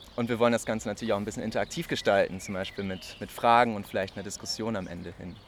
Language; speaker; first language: German; native; German